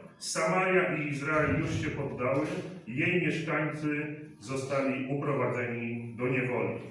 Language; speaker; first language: Polish; native; Polish